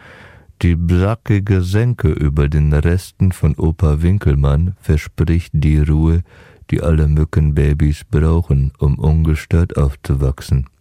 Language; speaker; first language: German; native; German